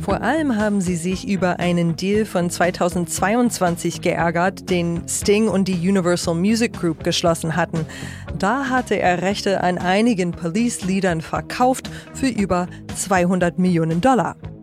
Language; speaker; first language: German; native; German